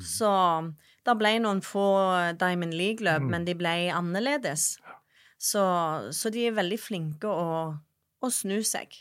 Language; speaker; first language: Norwegian; native; Norwegian